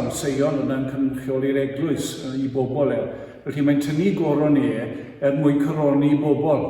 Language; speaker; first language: Welsh; native; Welsh